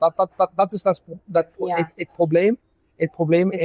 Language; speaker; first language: Dutch; non-native, fluent; Italian